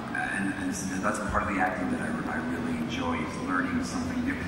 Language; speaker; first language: English; native; English